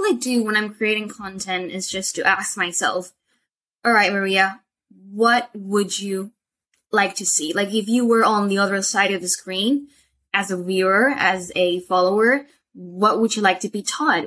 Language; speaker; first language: English; non-native, fluent; Spanish